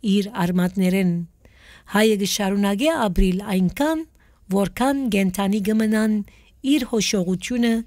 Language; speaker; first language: Armenian; native; Armenian